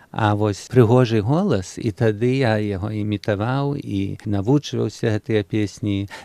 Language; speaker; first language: Belarusian; early bilingual, heritage; Belarusian